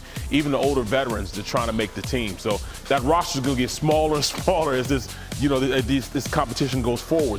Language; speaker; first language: English; native; English